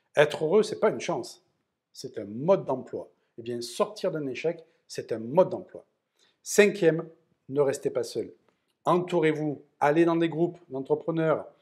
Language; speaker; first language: French; native; French